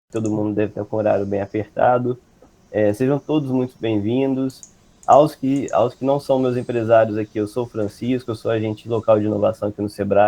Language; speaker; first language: Portuguese; native; Portuguese